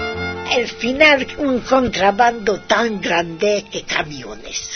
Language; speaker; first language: Spanish; non-native, fluent; Hungarian